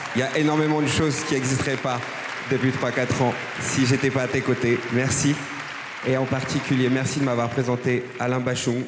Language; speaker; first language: French; native; French